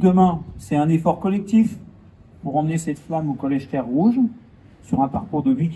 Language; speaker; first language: French; native; French